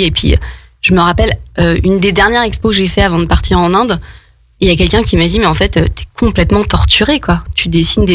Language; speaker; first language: French; native; French